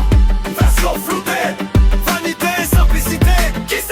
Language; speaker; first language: French; native; French